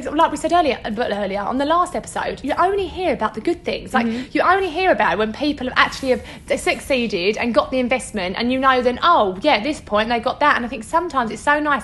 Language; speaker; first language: English; native; English